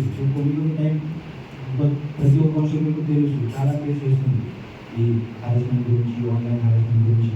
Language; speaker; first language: Telugu; non-native, learner; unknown